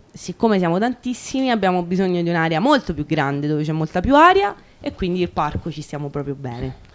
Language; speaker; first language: Italian; native; Italian